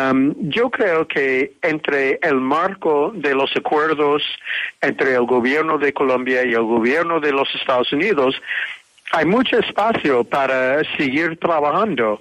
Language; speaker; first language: Spanish; non-native, fluent; English